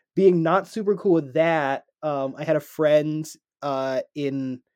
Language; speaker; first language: English; native; English